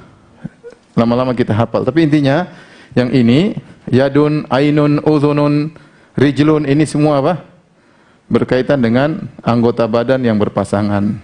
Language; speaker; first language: Indonesian; native; Indonesian